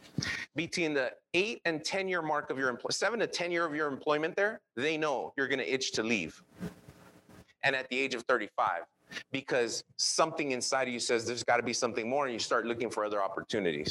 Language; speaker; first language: English; early bilingual, other home language; Spanish